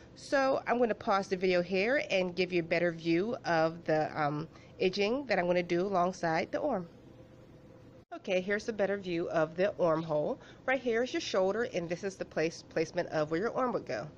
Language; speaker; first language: English; native; English